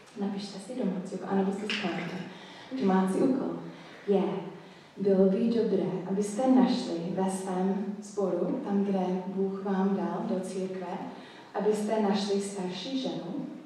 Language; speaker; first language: Czech; non-native, fluent; English